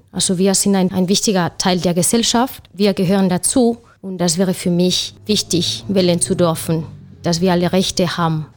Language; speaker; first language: German; non-native, fluent; Spanish